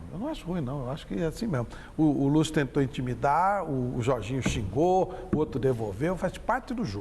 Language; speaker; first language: Portuguese; native; Portuguese